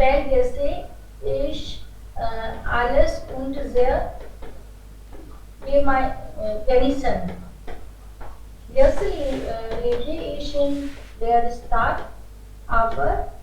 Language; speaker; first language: German; non-native, learner; Hindi